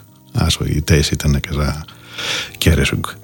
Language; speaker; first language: Hungarian; non-native, learner; Greek